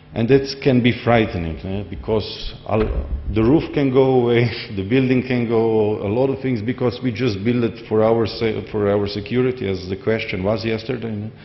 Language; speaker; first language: English; non-native, fluent; Slovenian